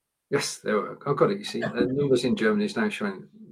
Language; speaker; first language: English; native; English